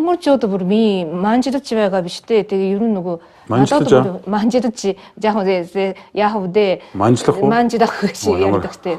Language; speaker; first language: Mongolian; non-native, fluent; Japanese